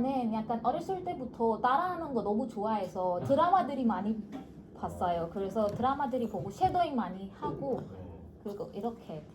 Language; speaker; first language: Korean; non-native, fluent; Hindi